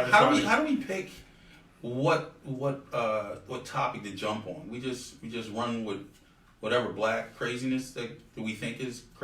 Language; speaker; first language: English; native; English